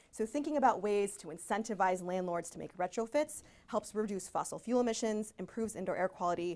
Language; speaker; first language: English; early bilingual, other home language; Spanish